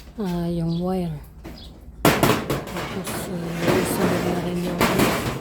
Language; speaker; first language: Filipino; native; Filipino